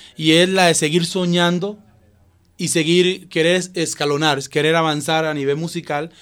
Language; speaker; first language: Spanish; native; Spanish